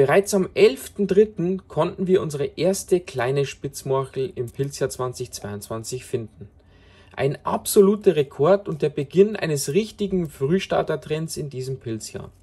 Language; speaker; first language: German; native; German